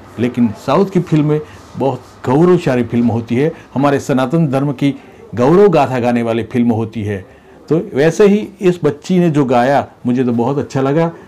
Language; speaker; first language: Hindi; non-native, local second language; Gujarati